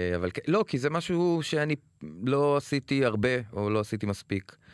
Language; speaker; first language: Hebrew; native; Hebrew